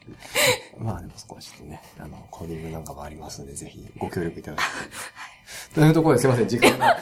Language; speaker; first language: Japanese; native; Japanese